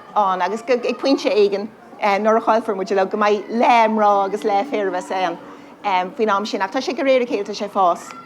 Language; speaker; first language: Irish; native; Irish